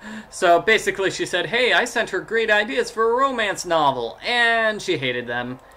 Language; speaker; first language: English; native; English